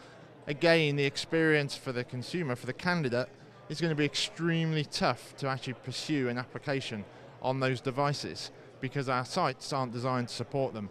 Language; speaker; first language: English; native; English